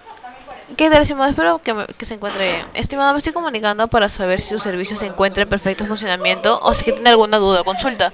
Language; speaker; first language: Spanish; native; Spanish